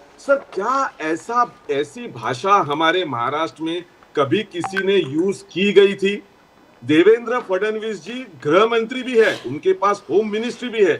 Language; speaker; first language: Hindi; non-native, local second language; Gujarati